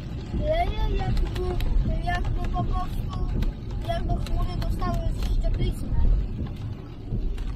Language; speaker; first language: Polish; early bilingual, heritage; Polish